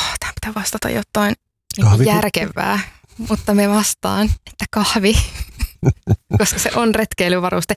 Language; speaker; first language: Finnish; native; Finnish